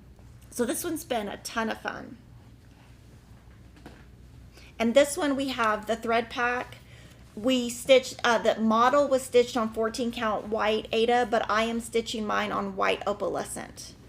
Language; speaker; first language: English; native; English